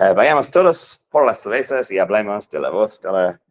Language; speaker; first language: Spanish; non-native, learner; English